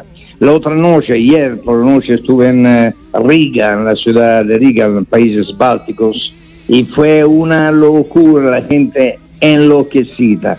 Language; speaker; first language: Spanish; non-native, fluent; Italian